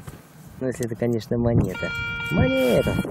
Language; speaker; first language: Russian; native; Russian